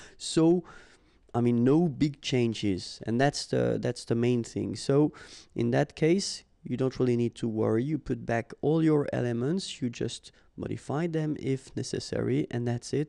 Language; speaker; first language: English; non-native, fluent; French